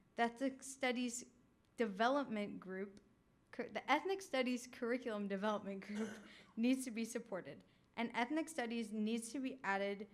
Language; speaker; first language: English; early bilingual, other home language; Urdu